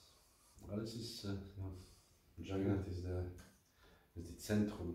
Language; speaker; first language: German; non-native, fluent; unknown